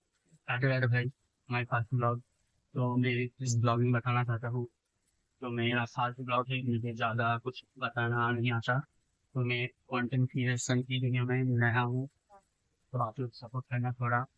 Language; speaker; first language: Hindi; non-native, local second language; Bangla